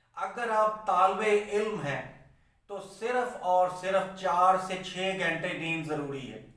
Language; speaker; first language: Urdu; non-native, local second language; Punjabi